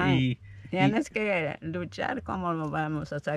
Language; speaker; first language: Spanish; non-native, local second language; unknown